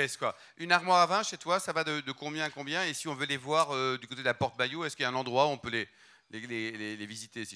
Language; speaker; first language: French; native; French